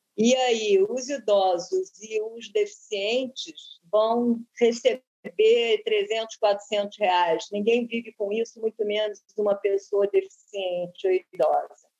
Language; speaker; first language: Portuguese; native; Portuguese